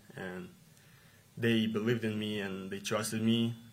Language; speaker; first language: English; non-native, fluent; Russian